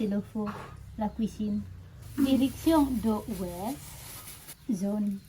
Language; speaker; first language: French; non-native, learner; Indonesian